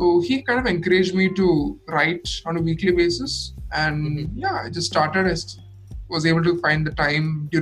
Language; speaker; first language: English; non-native, local second language; Malayalam